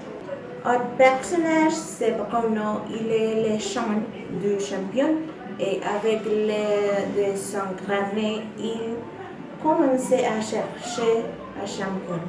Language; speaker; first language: French; non-native, learner; Spanish